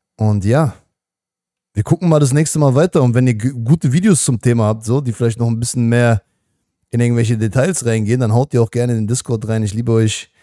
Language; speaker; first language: German; native; German